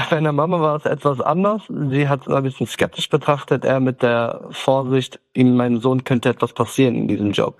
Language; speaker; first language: German; early bilingual, other home language; Turkish